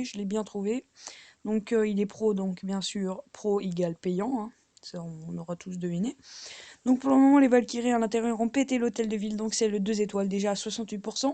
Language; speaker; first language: French; native; French